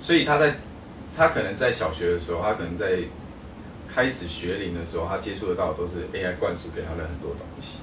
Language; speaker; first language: Chinese; native; Chinese